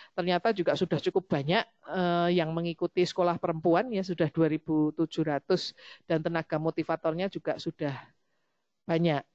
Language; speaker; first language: Indonesian; native; Indonesian